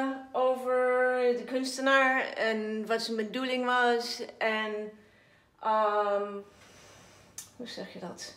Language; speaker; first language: Dutch; non-native, fluent; English